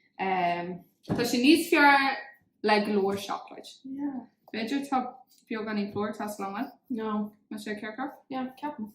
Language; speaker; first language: Irish; non-native, local second language; English